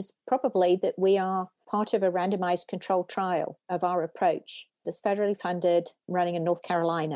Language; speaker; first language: English; native; English